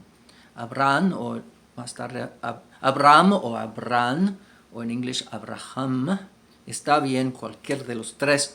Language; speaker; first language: Spanish; non-native, fluent; English